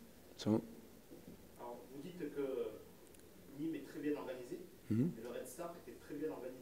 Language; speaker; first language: French; native; French